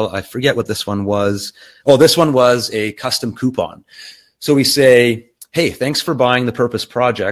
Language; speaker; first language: English; native; English